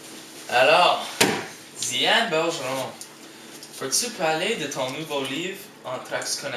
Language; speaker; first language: French; non-native, learner; English